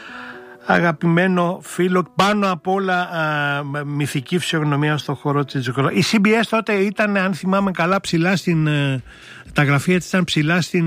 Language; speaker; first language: Greek; native; Greek